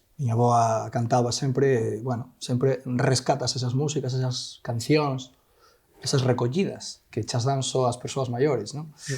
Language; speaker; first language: Galician; non-native, local second language; Spanish